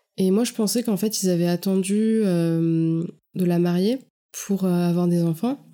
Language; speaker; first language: French; native; French